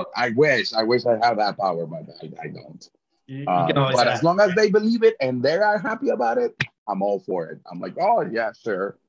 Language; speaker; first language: English; early bilingual, other home language; Spanish